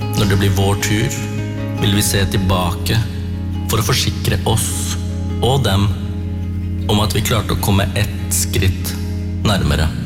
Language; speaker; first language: Norwegian; early bilingual, other home language; Tamil